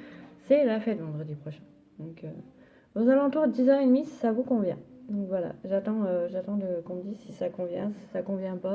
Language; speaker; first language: French; native; French